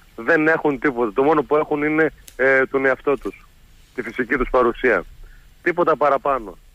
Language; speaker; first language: Greek; native; Greek